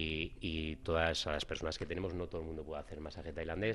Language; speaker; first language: Spanish; native; Spanish